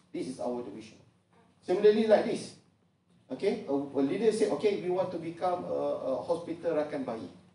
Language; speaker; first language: English; non-native, local second language; Malay